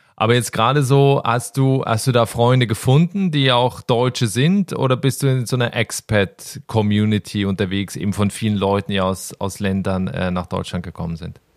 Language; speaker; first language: German; native; German